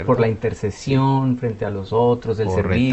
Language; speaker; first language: Spanish; native; Spanish